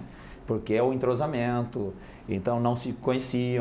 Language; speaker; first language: Portuguese; native; Portuguese